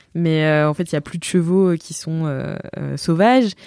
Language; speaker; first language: French; native; French